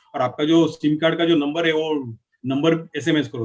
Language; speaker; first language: Hindi; non-native, local second language; Marathi